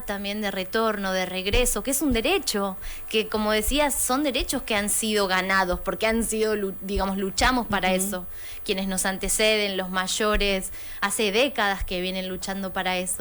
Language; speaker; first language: Spanish; native; Spanish